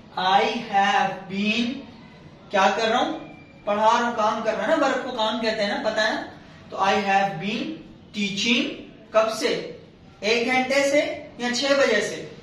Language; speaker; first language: Hindi; native; Hindi